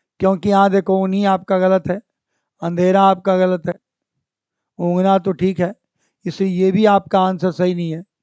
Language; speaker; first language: Hindi; native; Hindi